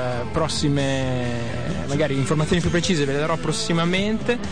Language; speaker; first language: Italian; native; Italian